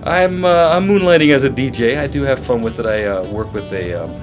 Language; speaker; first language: English; native; English